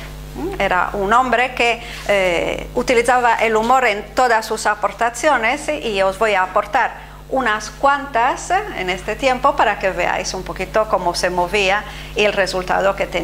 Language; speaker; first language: Spanish; non-native, fluent; Italian